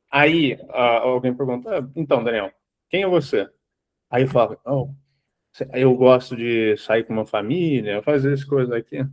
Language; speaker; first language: Portuguese; early bilingual, heritage; English